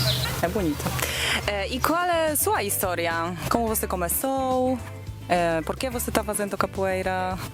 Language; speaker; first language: Portuguese; non-native, learner; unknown